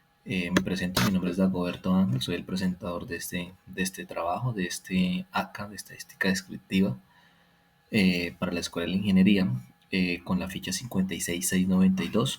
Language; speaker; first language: Spanish; native; Spanish